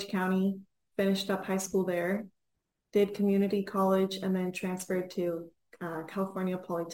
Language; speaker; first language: English; native; English